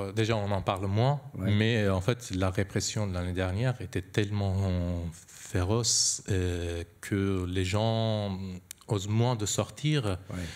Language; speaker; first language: French; non-native, fluent; Persian